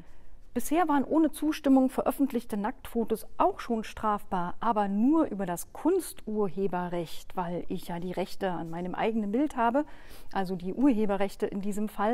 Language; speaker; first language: German; native; German